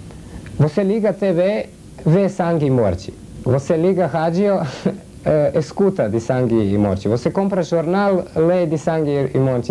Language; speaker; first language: Portuguese; non-native, fluent; Serbian